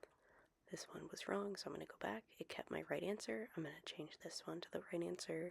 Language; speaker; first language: English; native; English